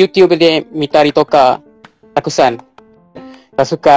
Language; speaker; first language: Japanese; non-native, learner; Malay